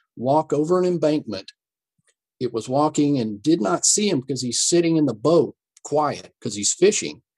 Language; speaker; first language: English; native; English